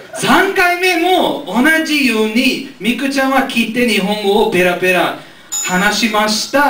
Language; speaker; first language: Japanese; non-native, learner; English